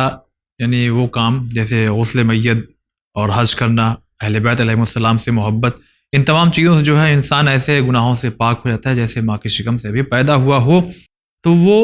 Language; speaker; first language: Urdu; native; Urdu